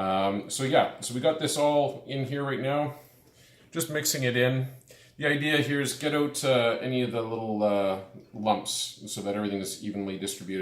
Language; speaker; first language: English; native; English